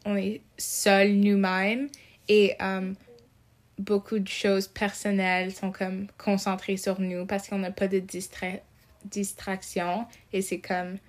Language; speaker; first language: French; non-native, local second language; English